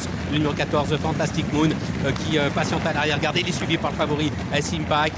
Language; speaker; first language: French; native; French